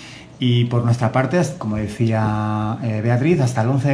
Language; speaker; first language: Spanish; native; Spanish